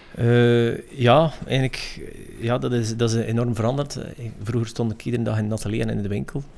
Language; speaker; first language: Dutch; native; Dutch